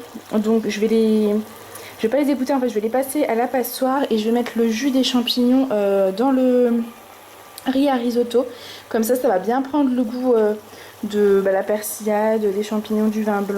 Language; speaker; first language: French; native; French